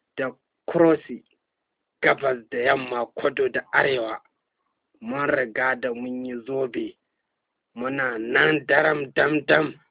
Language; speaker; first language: Hausa; non-native, local second language; Fula